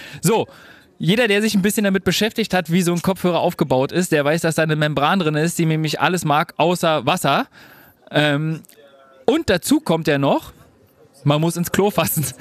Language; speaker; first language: German; native; German